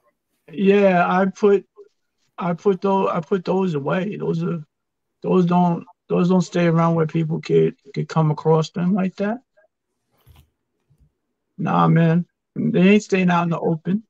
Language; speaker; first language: English; native; English